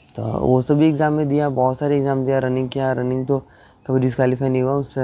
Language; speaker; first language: Hindi; non-native, local second language; Bangla